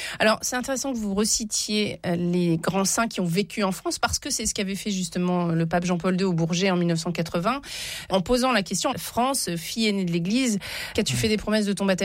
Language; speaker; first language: French; native; French